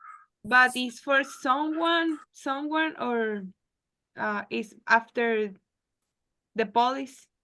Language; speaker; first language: English; non-native, learner; Spanish